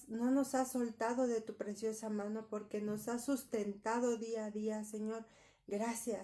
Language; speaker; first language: Spanish; native; Spanish